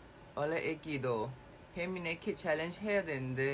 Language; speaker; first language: Korean; non-native, fluent; Thai